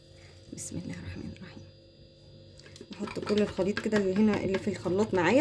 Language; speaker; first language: Arabic; native; Arabic